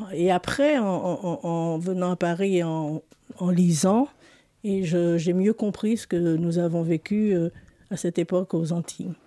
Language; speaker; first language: French; native; French